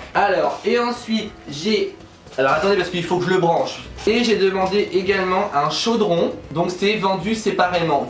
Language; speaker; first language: French; native; French